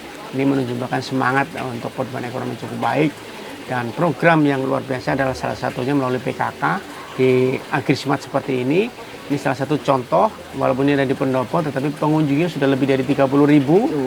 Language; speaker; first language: Indonesian; native; Indonesian